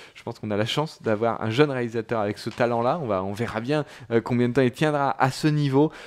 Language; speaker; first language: French; native; French